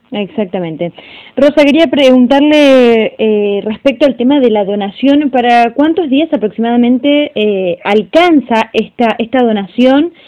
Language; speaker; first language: Spanish; native; Spanish